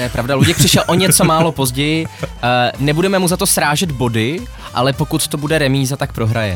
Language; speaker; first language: Czech; native; Czech